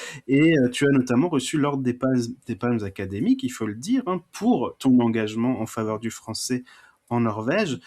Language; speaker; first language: French; native; French